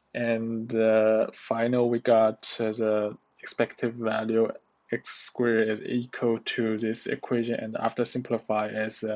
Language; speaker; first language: English; non-native, learner; Chinese